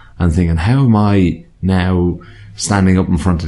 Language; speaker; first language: English; native; English